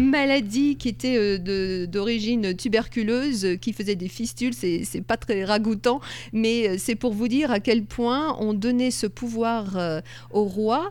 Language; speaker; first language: French; native; French